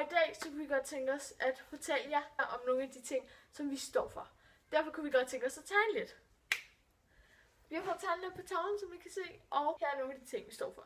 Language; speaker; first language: Danish; native; Danish